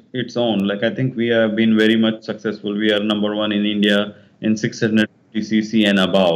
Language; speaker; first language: English; non-native, local second language; Kannada